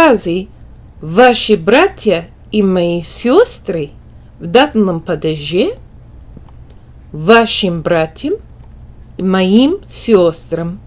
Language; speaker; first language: Russian; non-native, fluent; English